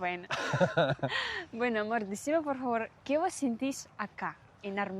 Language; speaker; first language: Spanish; non-native, fluent; Russian